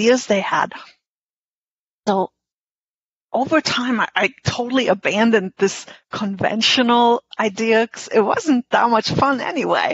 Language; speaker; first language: English; non-native, fluent; German